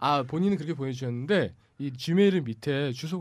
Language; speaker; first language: Korean; native; Korean